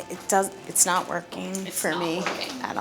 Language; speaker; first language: English; native; English